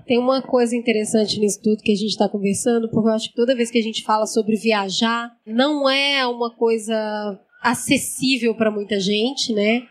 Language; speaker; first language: Portuguese; native; Portuguese